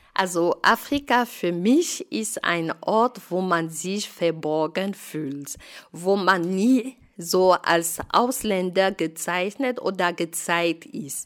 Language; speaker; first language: German; non-native, fluent; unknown